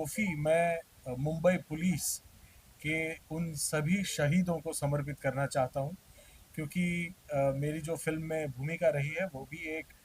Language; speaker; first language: Hindi; native; Hindi